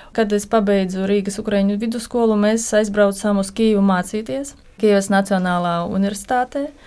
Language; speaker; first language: Latvian; non-native, local second language; Russian